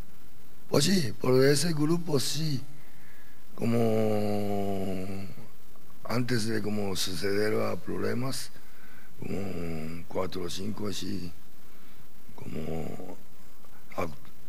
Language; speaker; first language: Spanish; non-native, learner; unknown